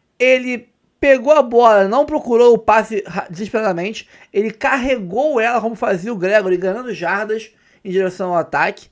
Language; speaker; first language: Portuguese; native; Portuguese